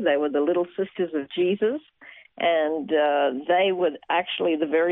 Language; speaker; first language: English; native; English